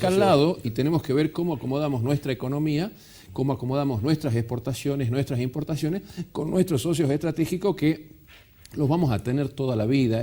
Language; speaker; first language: Spanish; native; Spanish